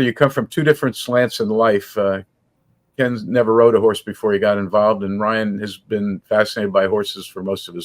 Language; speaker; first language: English; native; English